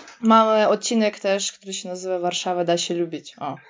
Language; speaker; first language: Polish; non-native, fluent; Russian